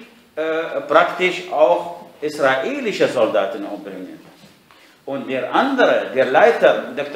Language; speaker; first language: German; non-native, fluent; Arabic